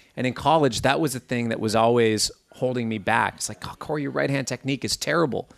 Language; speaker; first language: English; native; English